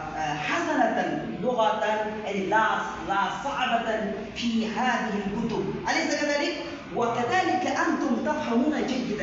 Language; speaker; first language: Arabic; non-native, fluent; Bangla